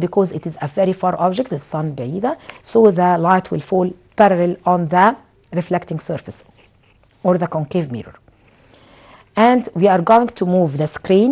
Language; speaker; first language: English; non-native, fluent; Arabic